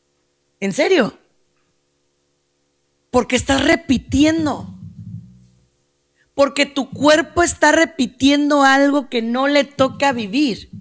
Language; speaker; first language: Spanish; native; Spanish